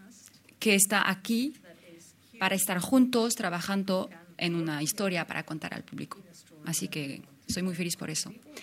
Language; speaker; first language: Spanish; non-native, fluent; French